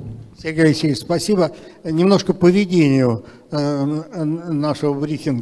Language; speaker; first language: Russian; native; Russian